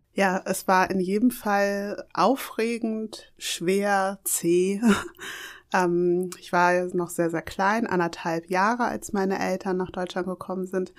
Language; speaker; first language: German; early bilingual, other home language; Yoruba